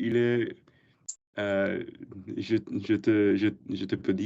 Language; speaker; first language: French; non-native, learner; English